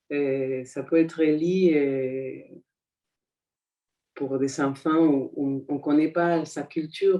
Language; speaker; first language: French; non-native, fluent; Spanish